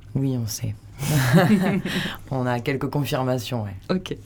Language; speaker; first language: French; native; French